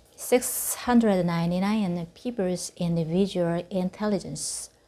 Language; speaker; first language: English; non-native, fluent; Korean